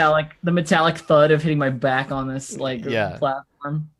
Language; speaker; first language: English; native; English